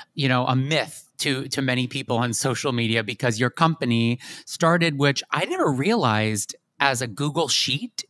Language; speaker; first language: English; native; English